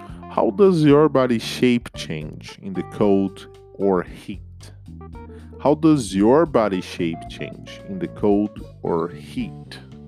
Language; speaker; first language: English; non-native, fluent; Portuguese